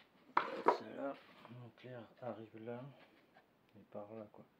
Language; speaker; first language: French; native; French